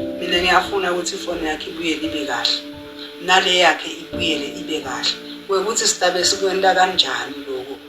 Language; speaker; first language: Zulu; non-native, local second language; Swati